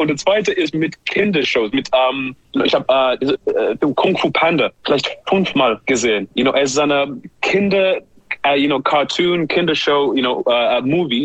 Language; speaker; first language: German; non-native, learner; English